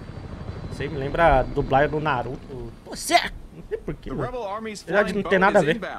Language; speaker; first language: Portuguese; native; Portuguese